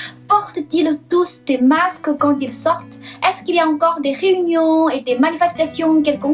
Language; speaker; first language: French; non-native, fluent; Chinese